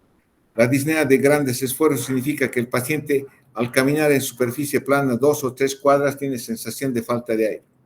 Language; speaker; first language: Spanish; native; Spanish